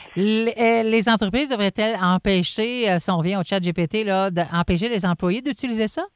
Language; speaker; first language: French; native; French